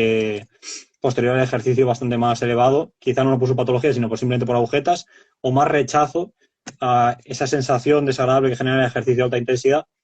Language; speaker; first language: Spanish; native; Spanish